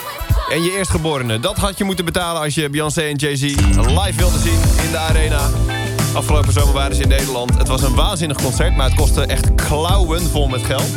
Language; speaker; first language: Dutch; native; Dutch